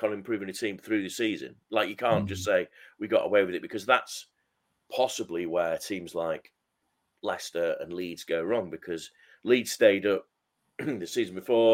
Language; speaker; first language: English; native; English